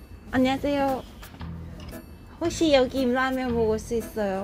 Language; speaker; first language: Korean; non-native, learner; Cantonese